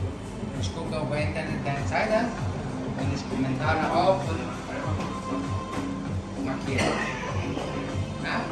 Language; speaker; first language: German; non-native, learner; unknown